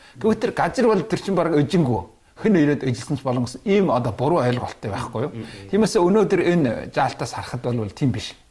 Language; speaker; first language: Mongolian; native; Mongolian